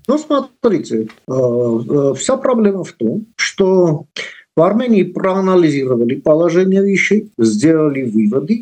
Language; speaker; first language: Russian; non-native, local second language; Armenian